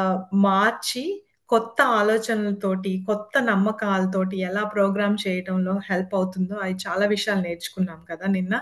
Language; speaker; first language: Telugu; native; Telugu